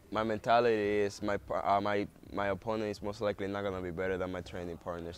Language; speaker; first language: English; early bilingual, other home language; Spanish